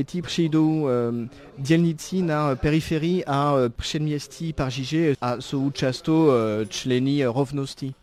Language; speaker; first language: Czech; non-native, fluent; French